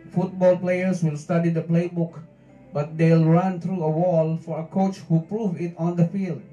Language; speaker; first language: English; non-native, local second language; Filipino